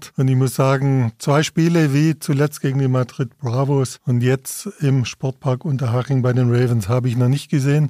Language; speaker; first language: German; native; German